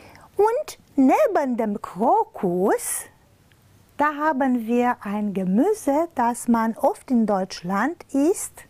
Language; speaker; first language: German; non-native, fluent; Romanian